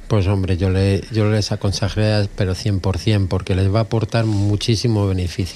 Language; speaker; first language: Spanish; native; Spanish